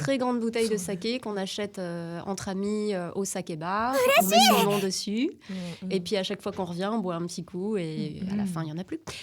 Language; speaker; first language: French; native; French